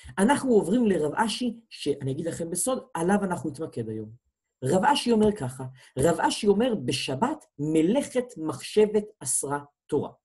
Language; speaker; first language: Hebrew; native; Hebrew